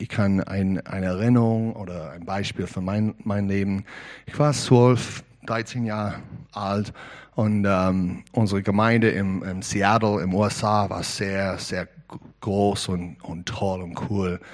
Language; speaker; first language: German; non-native, learner; English